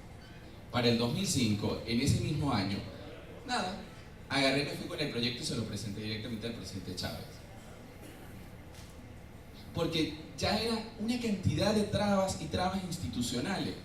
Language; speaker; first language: Spanish; native; Spanish